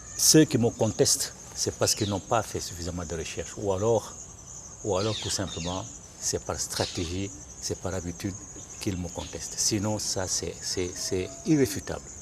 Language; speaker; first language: French; non-native, local second language; Bambara